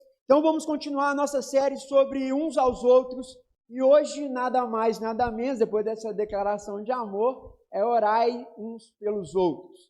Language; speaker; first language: Portuguese; native; Portuguese